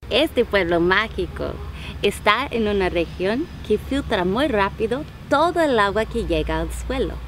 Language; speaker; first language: Spanish; non-native, learner; English